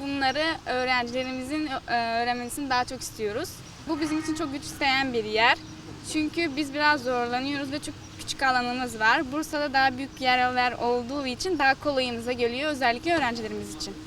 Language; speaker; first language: Turkish; early bilingual, heritage; Turkish